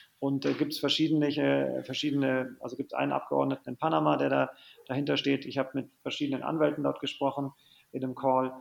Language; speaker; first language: German; native; German